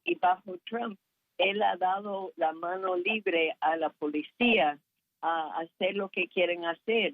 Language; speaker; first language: Spanish; non-native, fluent; English